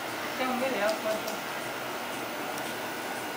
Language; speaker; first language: Spanish; native; Spanish